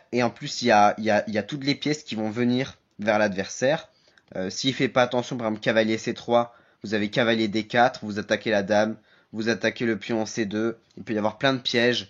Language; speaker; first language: French; native; French